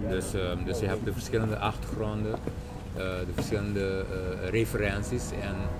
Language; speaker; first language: Dutch; non-native, local second language; Papiamento